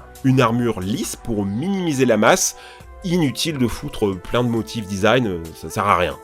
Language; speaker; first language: French; native; French